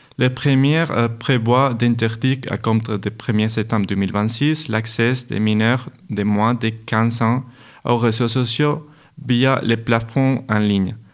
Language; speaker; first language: French; non-native, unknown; Spanish